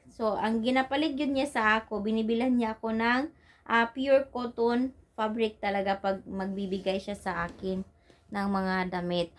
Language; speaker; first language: Filipino; non-native, local second language; Cebuano